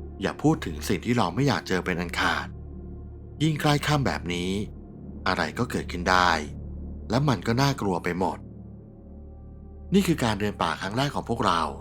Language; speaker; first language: Thai; native; Thai